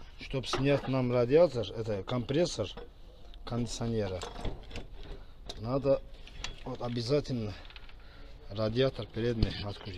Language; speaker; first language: Russian; non-native, fluent; Azerbaijani